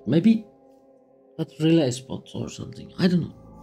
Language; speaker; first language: English; non-native, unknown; Finnish